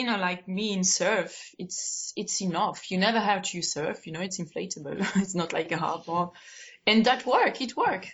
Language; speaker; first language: English; non-native, fluent; Spanish